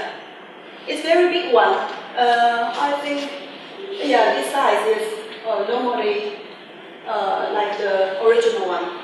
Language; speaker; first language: English; non-native, learner; Chinese